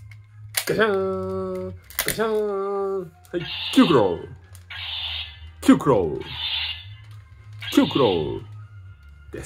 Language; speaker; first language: Japanese; native; Japanese